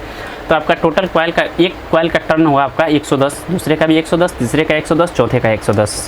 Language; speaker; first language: Hindi; native; Hindi